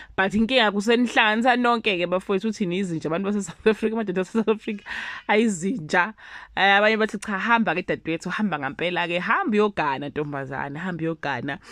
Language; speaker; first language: Zulu; native; Zulu